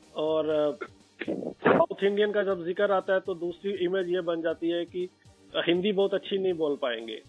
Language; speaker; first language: Hindi; native; Hindi